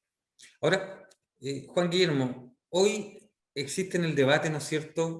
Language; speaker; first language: Spanish; native; Spanish